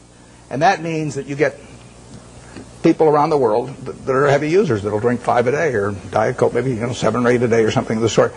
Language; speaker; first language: English; native; English